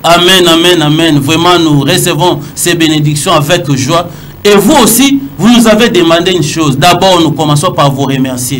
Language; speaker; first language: French; non-native, local second language; Lingala